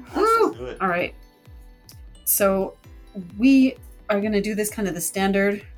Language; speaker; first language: English; native; English